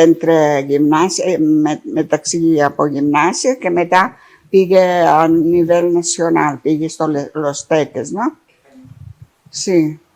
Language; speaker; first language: Spanish; non-native, fluent; Greek